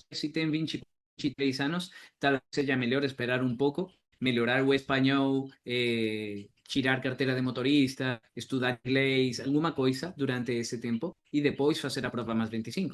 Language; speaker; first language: Portuguese; non-native, fluent; Spanish